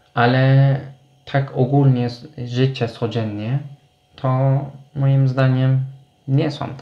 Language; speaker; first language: Polish; non-native, fluent; Turkish